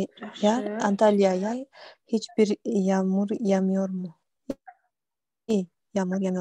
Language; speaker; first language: Turkish; non-native, learner; Kyrgyz